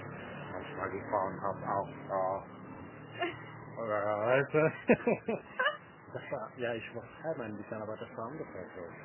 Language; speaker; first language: German; non-native, learner; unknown